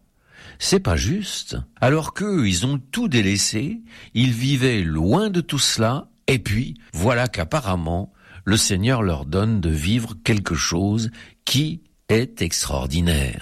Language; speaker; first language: French; native; French